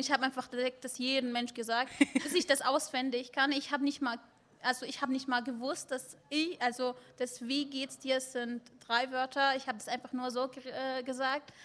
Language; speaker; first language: German; non-native, fluent; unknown